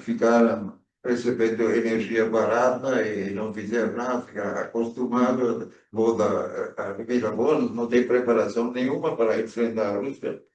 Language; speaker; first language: Portuguese; early bilingual, other home language; German